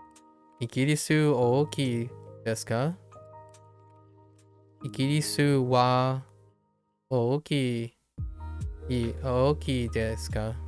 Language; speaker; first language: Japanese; non-native, learner; English